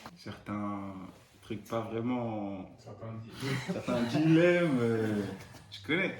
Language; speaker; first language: French; non-native, fluent; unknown